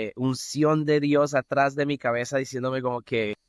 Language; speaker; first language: Spanish; early bilingual, other home language; English